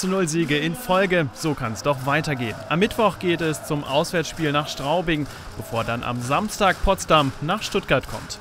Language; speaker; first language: German; native; German